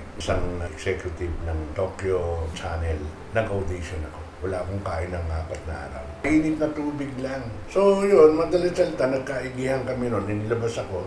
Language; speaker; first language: Filipino; native; Filipino